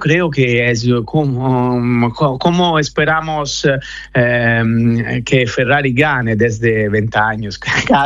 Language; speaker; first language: Spanish; non-native, fluent; Italian